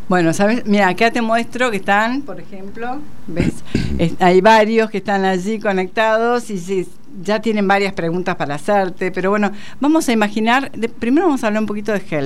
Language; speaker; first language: Spanish; native; Spanish